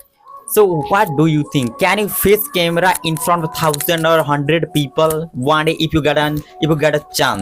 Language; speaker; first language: English; non-native, local second language; Odia